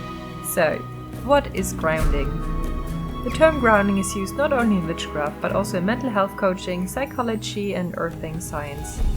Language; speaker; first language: English; non-native, fluent; German